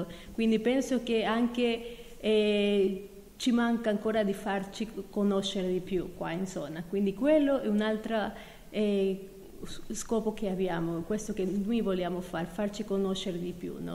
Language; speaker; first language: Italian; non-native, fluent; Spanish